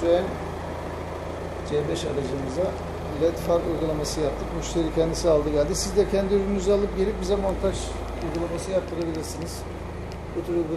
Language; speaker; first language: Turkish; native; Turkish